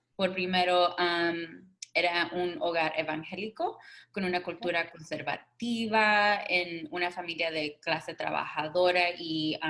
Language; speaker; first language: Spanish; early bilingual, other home language; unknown